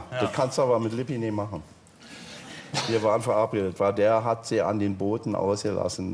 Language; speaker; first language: German; native; German